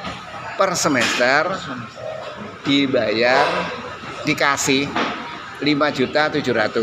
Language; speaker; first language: Indonesian; native; Indonesian